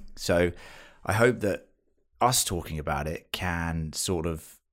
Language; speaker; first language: English; native; English